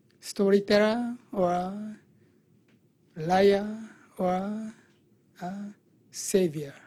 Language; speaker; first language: English; non-native, learner; Japanese